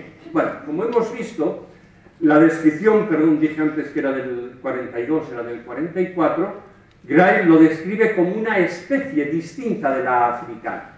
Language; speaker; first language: Spanish; native; Spanish